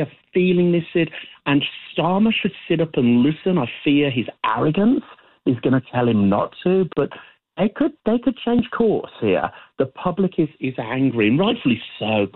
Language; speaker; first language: English; native; English